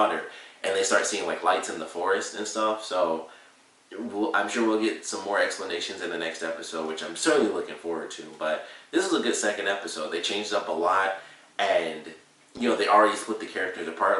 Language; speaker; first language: English; native; English